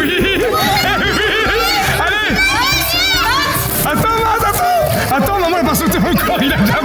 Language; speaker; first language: French; native; French